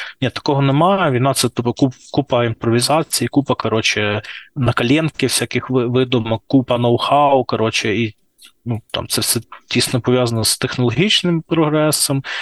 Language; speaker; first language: Ukrainian; non-native, local second language; Russian